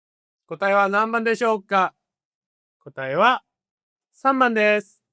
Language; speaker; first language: Japanese; non-native, fluent; Korean